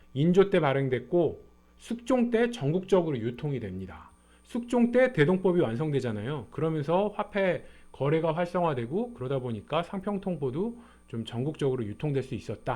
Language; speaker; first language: Korean; native; Korean